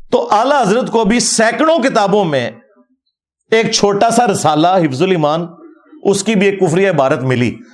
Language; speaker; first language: Urdu; non-native, local second language; Punjabi